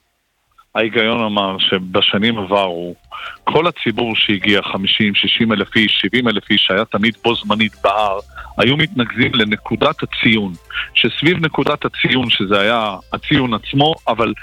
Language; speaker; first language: Hebrew; native; Hebrew